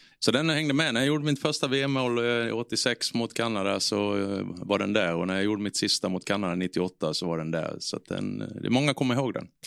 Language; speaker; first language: Swedish; native; Swedish